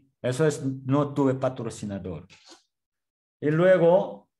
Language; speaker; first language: Spanish; non-native, learner; Korean